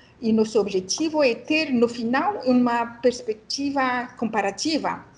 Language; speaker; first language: Portuguese; non-native, learner; French